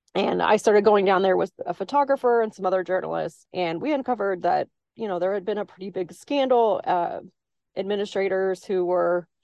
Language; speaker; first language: English; native; English